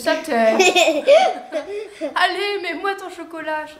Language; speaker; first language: French; native; French